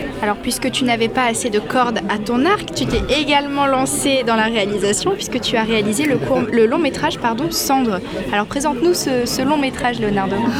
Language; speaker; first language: French; native; French